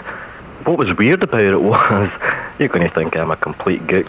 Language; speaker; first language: English; native; English